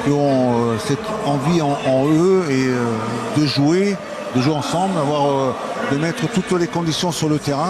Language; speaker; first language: French; native; French